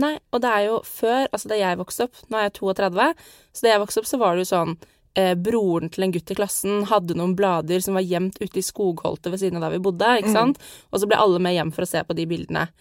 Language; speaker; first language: Norwegian; native; Norwegian